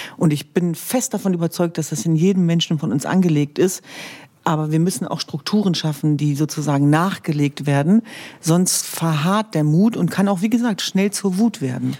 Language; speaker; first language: German; early bilingual, other home language; Kurdish